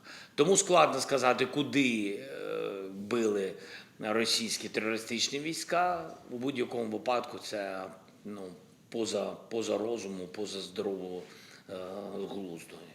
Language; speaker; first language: Ukrainian; non-native, local second language; Russian